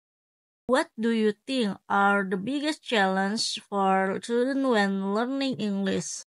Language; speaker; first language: English; non-native, learner; Indonesian